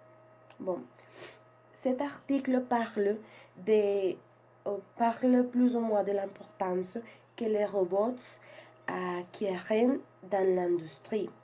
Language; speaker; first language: French; non-native, learner; Spanish